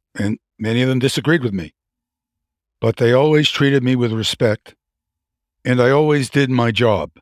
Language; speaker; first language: English; native; English